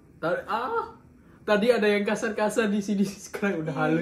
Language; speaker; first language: Indonesian; native; Indonesian